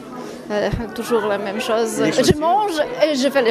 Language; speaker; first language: French; non-native, fluent; Polish